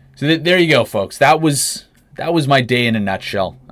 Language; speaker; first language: English; native; English